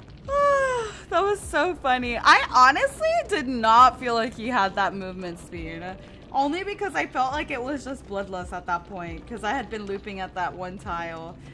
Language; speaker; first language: English; early bilingual, other home language; Spanish